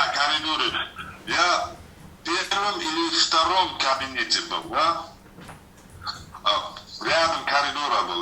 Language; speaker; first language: Russian; non-native, learner; Uzbek